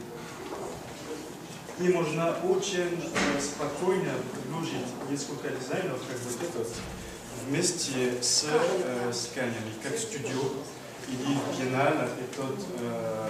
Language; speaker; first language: Russian; non-native, learner; French